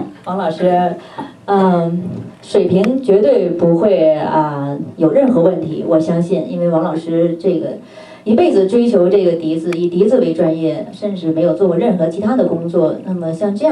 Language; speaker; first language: Chinese; native; Chinese